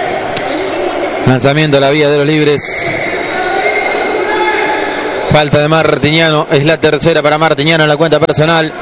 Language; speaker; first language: Spanish; native; Spanish